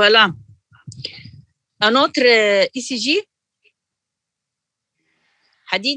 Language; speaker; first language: French; non-native, learner; Arabic